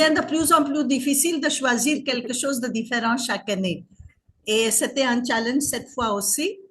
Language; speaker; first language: French; non-native, fluent; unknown